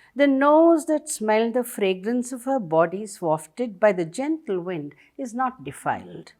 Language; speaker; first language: English; non-native, local second language; Tamil